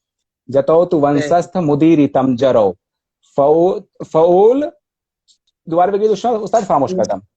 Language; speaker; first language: Persian; non-native, fluent; Hindi